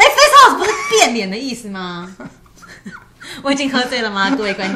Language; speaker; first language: Chinese; native; Chinese